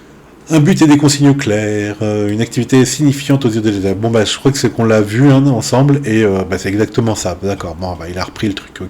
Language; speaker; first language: French; native; French